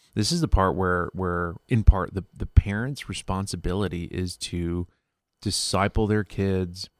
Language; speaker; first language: English; early bilingual, other home language; Spanish